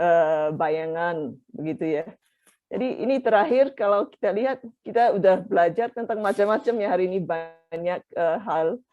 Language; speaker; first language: Indonesian; non-native, fluent; Japanese